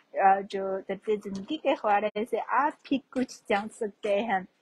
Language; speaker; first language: Urdu; non-native, fluent; Chinese